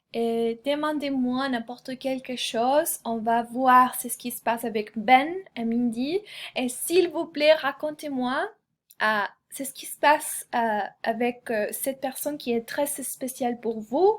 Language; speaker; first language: French; non-native, fluent; Spanish